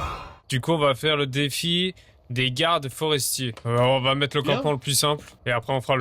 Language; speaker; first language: French; native; French